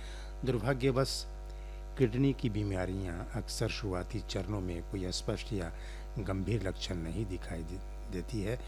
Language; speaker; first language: Hindi; native; Hindi